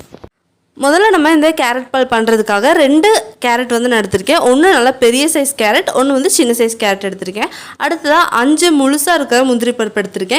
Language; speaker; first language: Tamil; native; Tamil